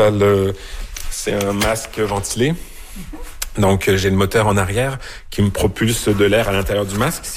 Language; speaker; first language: French; native; French